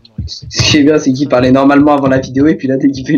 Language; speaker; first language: French; native; French